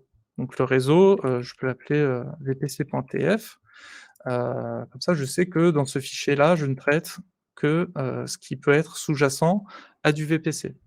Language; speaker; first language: French; native; French